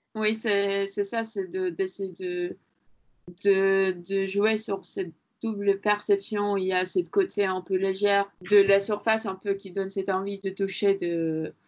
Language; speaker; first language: French; non-native, fluent; Latvian